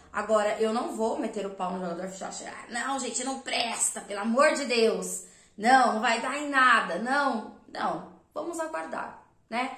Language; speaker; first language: Portuguese; native; Portuguese